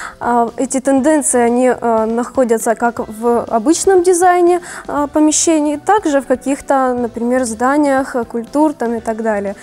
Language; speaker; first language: Russian; native; Russian